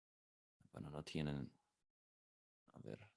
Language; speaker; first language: Spanish; non-native, fluent; English